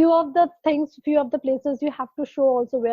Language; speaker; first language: English; non-native, local second language; Hindi